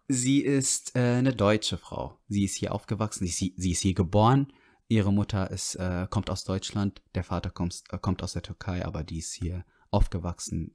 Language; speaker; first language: German; non-native, fluent; Arabic